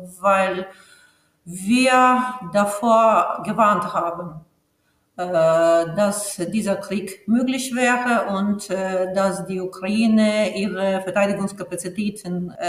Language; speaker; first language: German; non-native, fluent; Ukrainian